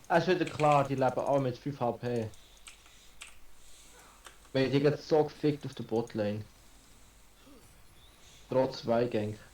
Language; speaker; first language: German; native; German